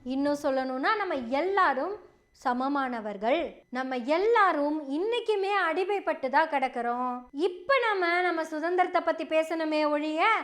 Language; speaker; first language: Tamil; native; Tamil